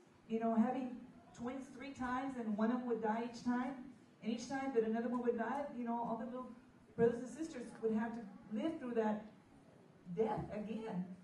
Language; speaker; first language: English; early bilingual, other home language; Spanish